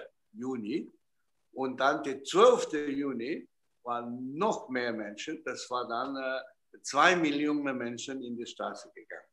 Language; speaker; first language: German; non-native, fluent; Chinese